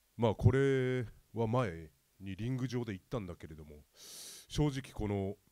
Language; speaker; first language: Japanese; native; Japanese